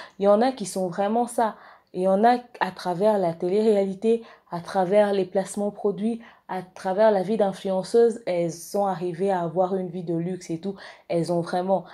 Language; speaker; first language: French; non-native, local second language; Lingala